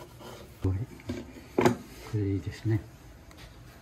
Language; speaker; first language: Japanese; native; Japanese